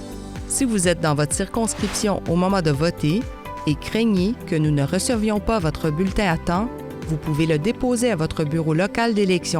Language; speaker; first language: French; native; French